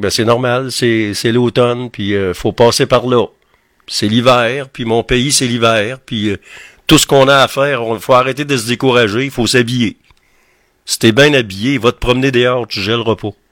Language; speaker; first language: French; native; French